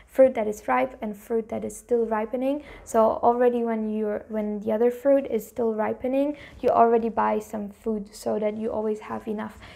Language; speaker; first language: English; non-native, fluent; German